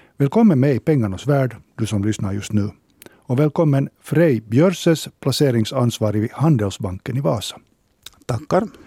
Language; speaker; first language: Swedish; native; Swedish